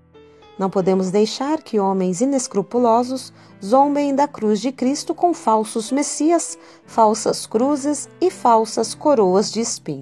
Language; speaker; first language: Portuguese; native; Portuguese